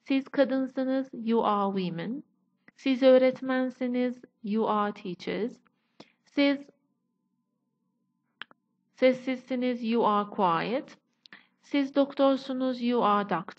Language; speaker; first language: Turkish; non-native, fluent; Persian